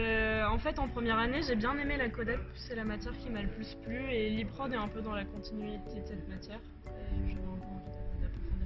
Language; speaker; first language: French; native; French